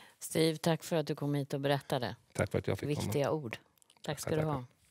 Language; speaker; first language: Swedish; native; Swedish